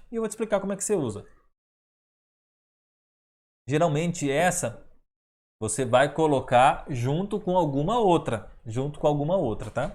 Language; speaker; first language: Portuguese; native; Portuguese